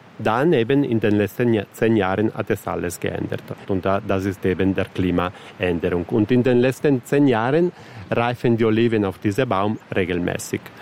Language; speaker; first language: German; non-native, local second language; Italian